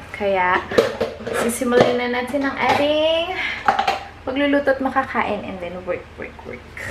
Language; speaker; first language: Filipino; native; Filipino